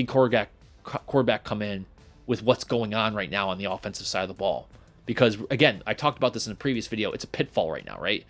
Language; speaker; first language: English; native; English